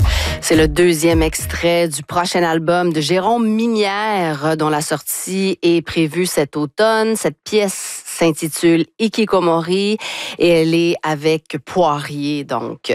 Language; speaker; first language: French; native; French